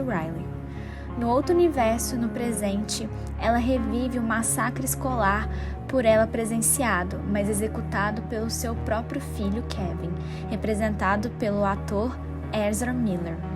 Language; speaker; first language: Portuguese; native; Portuguese